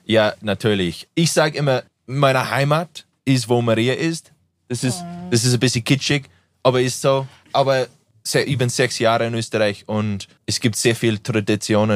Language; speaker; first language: German; non-native, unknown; English